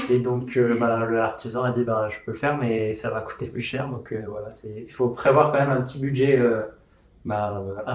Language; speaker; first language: French; native; French